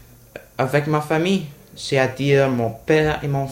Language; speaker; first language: French; non-native, learner; English